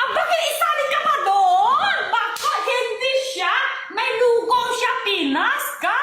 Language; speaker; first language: Filipino; non-native, learner; Chinese